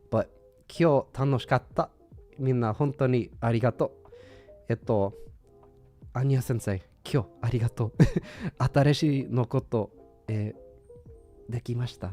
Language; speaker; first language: Japanese; non-native, learner; English